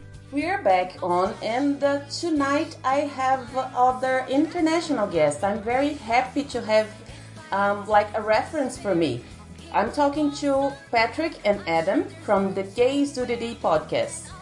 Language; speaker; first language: English; non-native, fluent; Portuguese